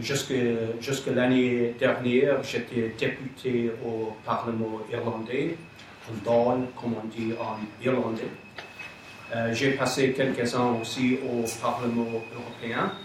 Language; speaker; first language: French; non-native, fluent; English